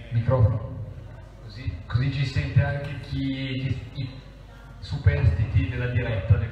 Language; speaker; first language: Italian; native; Italian